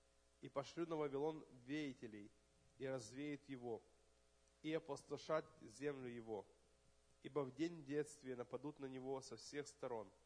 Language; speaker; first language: Russian; native; Russian